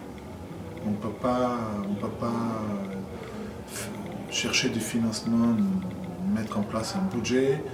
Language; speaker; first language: French; non-native, fluent; Portuguese